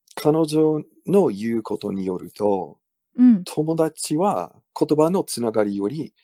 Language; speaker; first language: Japanese; non-native, fluent; English